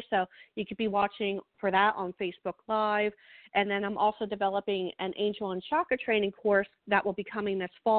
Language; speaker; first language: English; native; English